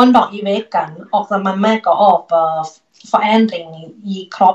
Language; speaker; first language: Swedish; non-native, learner; Thai